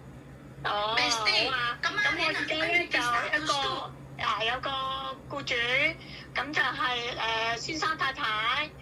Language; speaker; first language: Chinese; non-native, learner; Indonesian